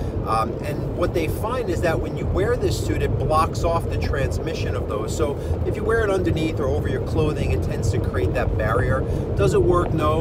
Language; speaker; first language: English; native; English